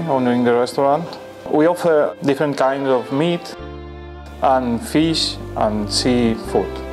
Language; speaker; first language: English; non-native, fluent; Spanish